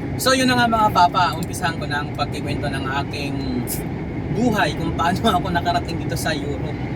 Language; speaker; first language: Filipino; non-native, local second language; Cebuano